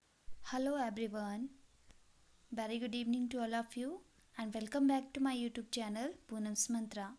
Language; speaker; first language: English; non-native, local second language; Hindi